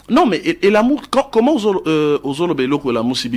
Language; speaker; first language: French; non-native, local second language; Lingala